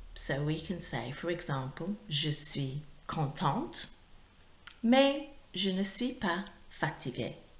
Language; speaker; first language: French; non-native, fluent; English